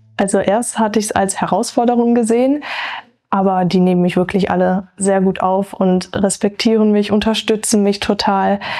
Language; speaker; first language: German; native; German